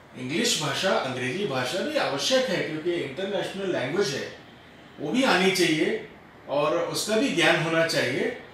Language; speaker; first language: Hindi; native; Hindi